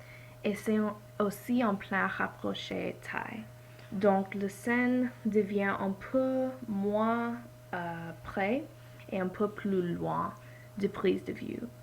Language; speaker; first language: French; non-native, learner; English